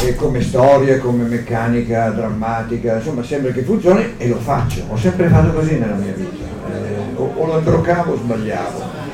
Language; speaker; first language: Italian; native; Italian